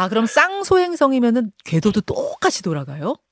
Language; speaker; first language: Korean; native; Korean